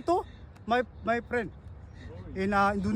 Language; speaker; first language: English; non-native, learner; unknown